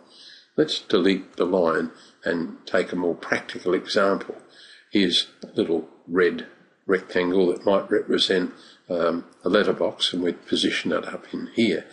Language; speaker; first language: English; native; English